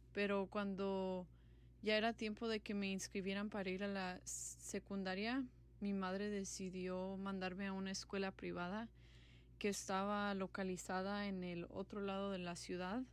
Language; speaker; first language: Spanish; early bilingual, other home language; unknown